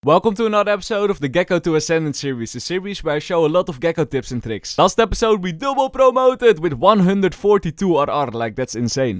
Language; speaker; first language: English; non-native, fluent; Dutch